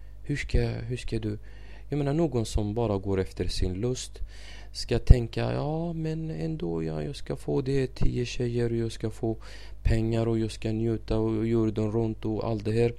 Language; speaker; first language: Swedish; non-native, fluent; Arabic